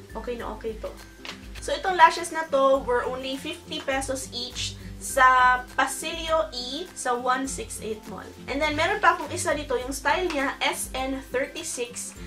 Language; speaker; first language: Filipino; non-native, local second language; Cebuano